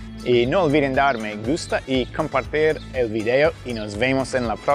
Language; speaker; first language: Spanish; non-native, fluent; English